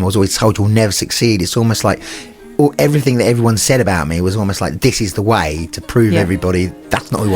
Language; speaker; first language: English; native; English